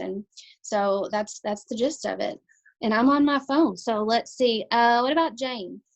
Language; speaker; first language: English; native; English